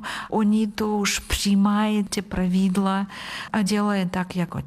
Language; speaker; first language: Czech; non-native, learner; Ukrainian